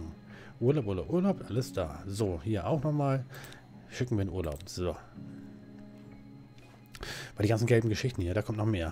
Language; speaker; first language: German; native; German